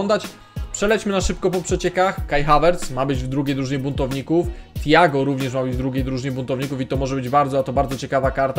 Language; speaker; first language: Polish; native; Polish